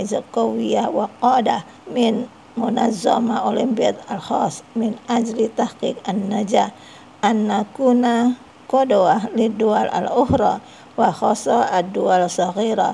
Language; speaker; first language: Arabic; non-native, fluent; Indonesian